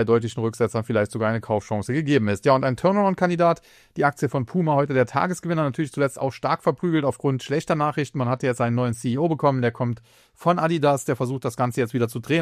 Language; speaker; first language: German; native; German